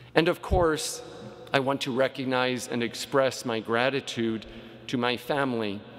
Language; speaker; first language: English; native; English